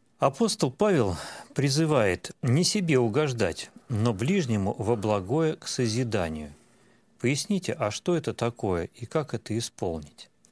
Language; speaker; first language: Russian; native; Russian